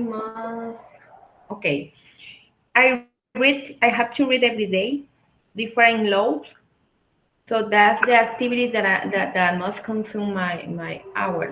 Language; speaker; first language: English; non-native, learner; Spanish